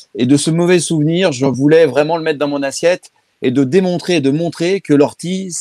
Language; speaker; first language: French; native; French